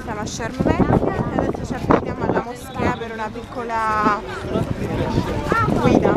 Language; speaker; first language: Italian; native; Italian